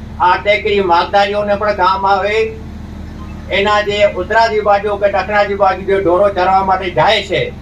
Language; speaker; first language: Gujarati; non-native, local second language; Kachhi